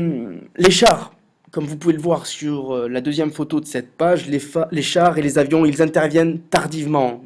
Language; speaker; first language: French; native; French